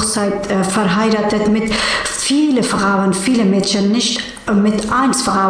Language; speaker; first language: German; non-native, learner; Persian